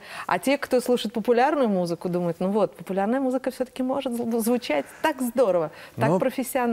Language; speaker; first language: Russian; native; Russian